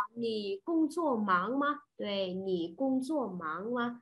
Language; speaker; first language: Chinese; non-native, fluent; Vietnamese